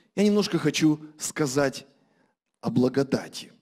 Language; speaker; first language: Russian; native; Russian